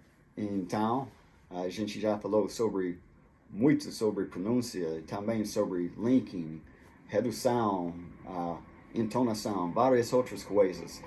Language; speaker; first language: Portuguese; non-native, fluent; English